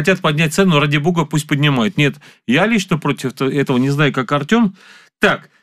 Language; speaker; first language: Russian; native; Russian